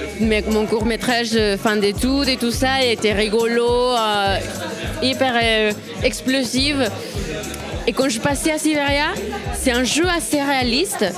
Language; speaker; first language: French; non-native, fluent; Spanish